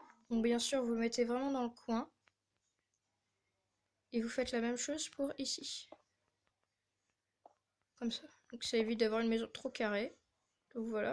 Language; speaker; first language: French; native; French